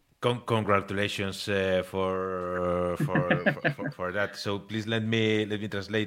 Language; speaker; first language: English; non-native, learner; Spanish